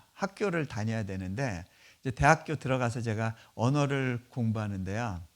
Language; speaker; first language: Korean; native; Korean